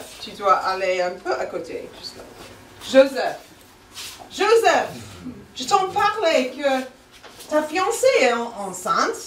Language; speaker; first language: French; non-native, fluent; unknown